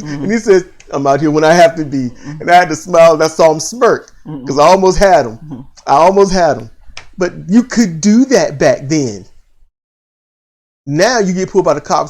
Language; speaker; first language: English; native; English